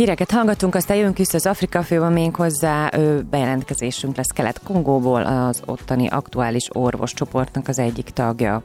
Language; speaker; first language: Hungarian; native; Hungarian